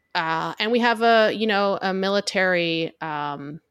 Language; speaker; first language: English; early bilingual, other home language; Hebrew